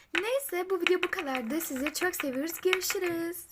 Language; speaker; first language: Turkish; native; Turkish